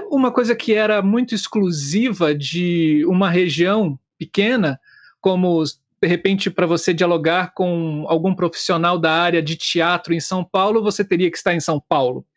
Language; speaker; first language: Portuguese; native; Portuguese